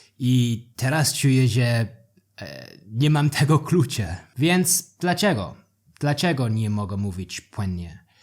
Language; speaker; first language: Polish; non-native, learner; English